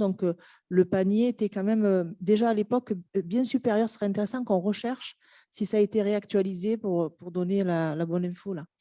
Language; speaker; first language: French; native; French